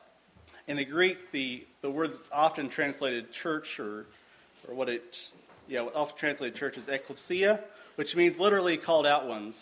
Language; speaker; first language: English; native; English